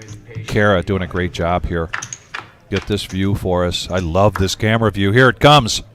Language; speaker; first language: English; native; English